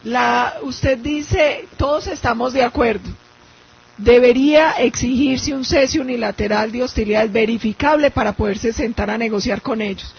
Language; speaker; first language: Spanish; native; Spanish